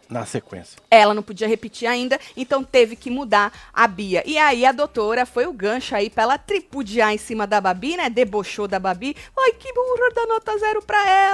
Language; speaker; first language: Portuguese; native; Portuguese